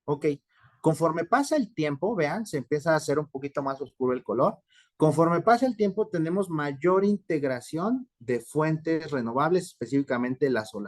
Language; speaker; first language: Spanish; native; Spanish